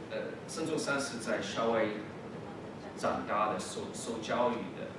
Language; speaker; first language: Chinese; early bilingual, heritage; English